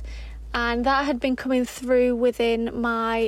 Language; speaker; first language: English; native; English